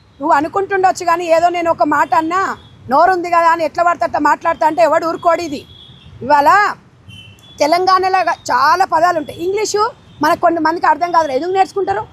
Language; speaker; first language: Telugu; native; Telugu